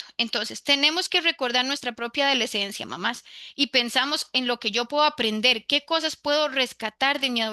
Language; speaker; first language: Spanish; native; Spanish